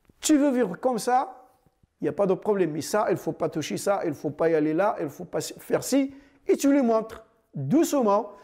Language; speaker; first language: French; non-native, fluent; Arabic